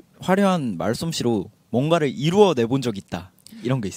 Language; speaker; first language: Korean; native; Korean